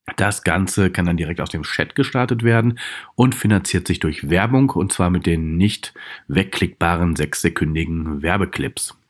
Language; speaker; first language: German; native; German